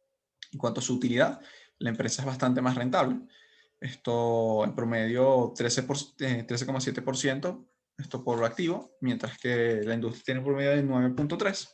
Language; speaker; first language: Spanish; native; Spanish